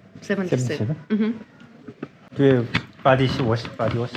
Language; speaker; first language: English; non-native, learner; Korean